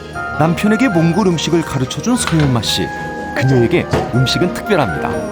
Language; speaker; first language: Korean; native; Korean